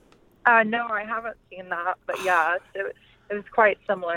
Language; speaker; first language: English; native; English